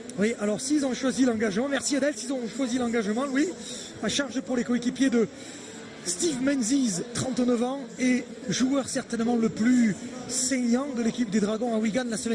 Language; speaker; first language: French; native; French